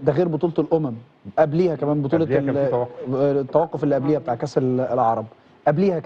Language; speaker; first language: Arabic; native; Arabic